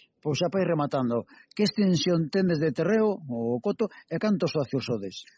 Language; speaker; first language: Galician; native; Galician